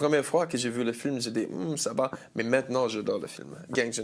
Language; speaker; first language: French; non-native, learner; English